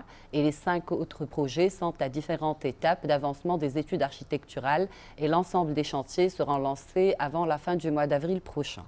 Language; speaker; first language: French; non-native, local second language; Arabic